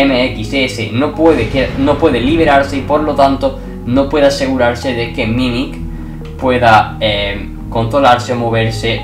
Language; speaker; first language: Spanish; native; Spanish